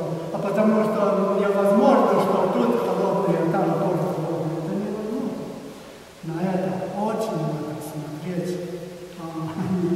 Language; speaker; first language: Russian; non-native, learner; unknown